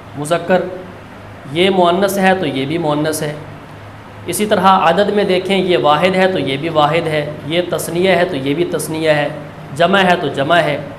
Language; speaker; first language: Urdu; native; Urdu